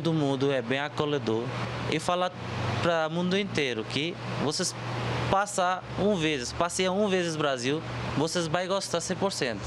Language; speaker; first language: Portuguese; non-native, learner; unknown